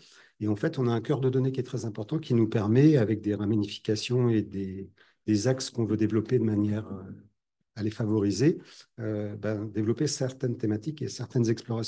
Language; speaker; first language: French; native; French